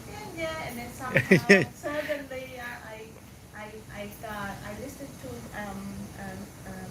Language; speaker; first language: English; non-native, learner; Vietnamese